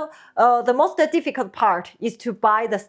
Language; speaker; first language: English; non-native, learner; Chinese